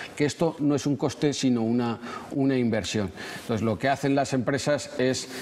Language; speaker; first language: Spanish; native; Spanish